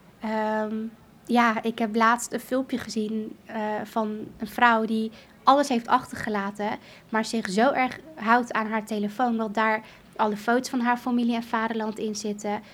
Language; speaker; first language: Dutch; early bilingual, other home language; Kurdish